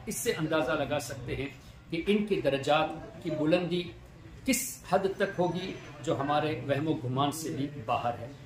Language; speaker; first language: Urdu; non-native, fluent; Tamil